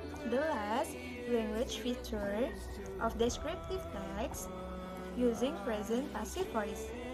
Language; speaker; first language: English; non-native, learner; Indonesian